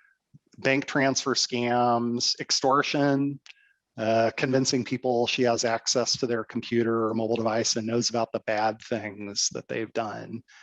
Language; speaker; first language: English; native; English